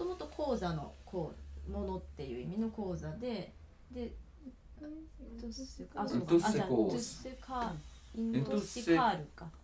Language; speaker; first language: Japanese; native; Japanese